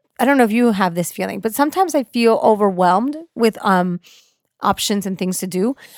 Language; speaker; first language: English; early bilingual, other home language; Spanish